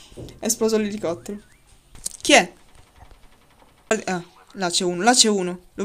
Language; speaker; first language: Italian; native; Italian